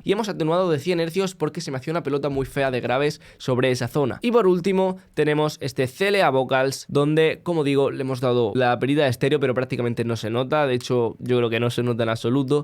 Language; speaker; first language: Spanish; native; Spanish